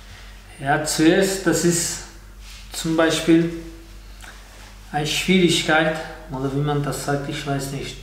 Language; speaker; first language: German; non-native, learner; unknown